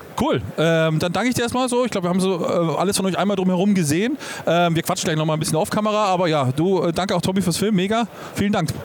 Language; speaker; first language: German; native; German